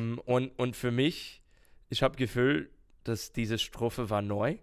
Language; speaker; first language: German; non-native, learner; English